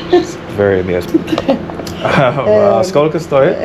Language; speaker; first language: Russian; non-native, learner; English